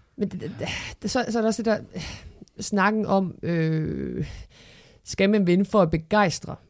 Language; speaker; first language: Danish; early bilingual, other home language; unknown